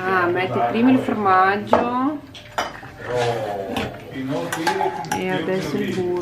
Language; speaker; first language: Italian; non-native, learner; Portuguese